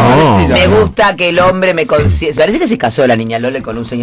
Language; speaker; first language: Spanish; native; Spanish